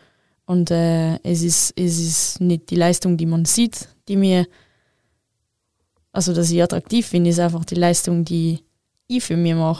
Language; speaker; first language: German; non-native, local second language; French